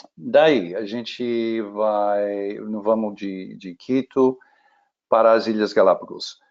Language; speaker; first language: Portuguese; non-native, fluent; English